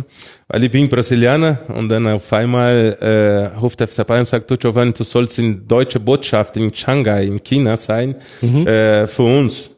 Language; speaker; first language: German; non-native, fluent; Portuguese